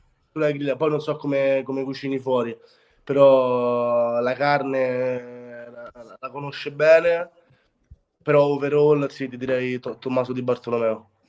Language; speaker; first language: Italian; native; Italian